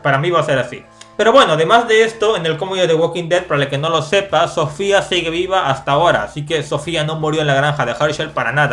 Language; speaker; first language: Spanish; native; Spanish